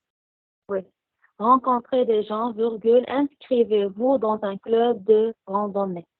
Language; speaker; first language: French; non-native, learner; Arabic